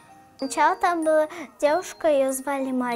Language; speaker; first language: Russian; early bilingual, heritage; Russian